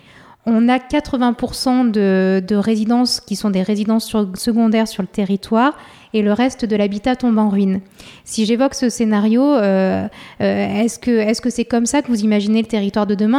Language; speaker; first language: French; native; French